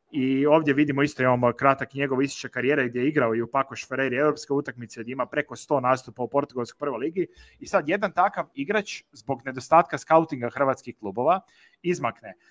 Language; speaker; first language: Croatian; native; Croatian